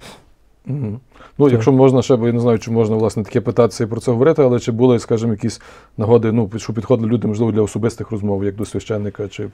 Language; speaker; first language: Ukrainian; native; Ukrainian